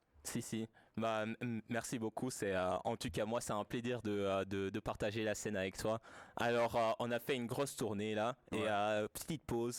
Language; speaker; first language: French; native; French